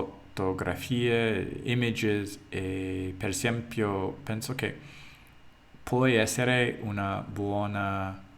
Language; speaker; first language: Italian; non-native, learner; English